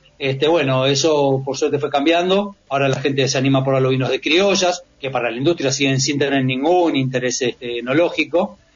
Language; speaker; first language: Spanish; native; Spanish